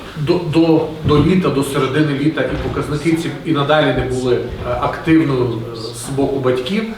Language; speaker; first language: Ukrainian; native; Ukrainian